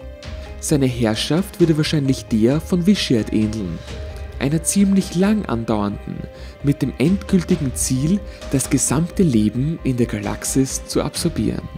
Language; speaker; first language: German; native; German